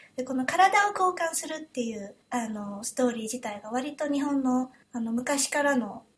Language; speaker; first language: Japanese; early bilingual, heritage; Japanese